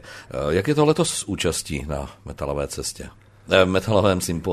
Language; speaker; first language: Czech; native; Czech